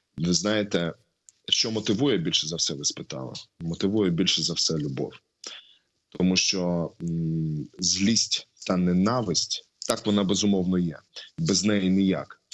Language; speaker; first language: Ukrainian; non-native, local second language; Russian